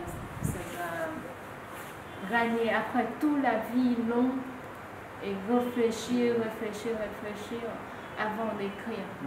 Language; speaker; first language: French; non-native, fluent; Vietnamese